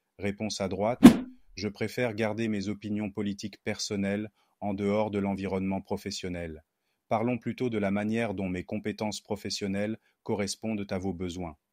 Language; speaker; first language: French; non-native, local second language; Haitian Creole